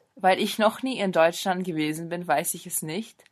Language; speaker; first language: German; non-native, fluent; English